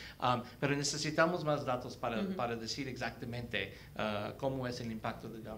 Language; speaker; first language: Spanish; early bilingual, heritage; Spanish